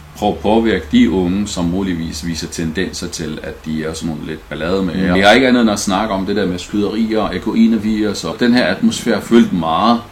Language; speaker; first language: Danish; non-native, fluent; Arabic